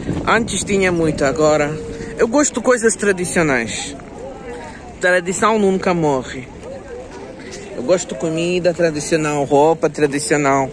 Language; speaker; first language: Portuguese; non-native, fluent; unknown